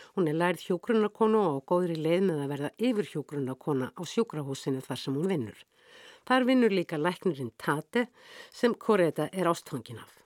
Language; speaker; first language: Icelandic; native; Icelandic